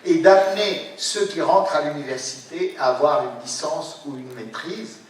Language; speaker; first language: French; non-native, local second language; Arabic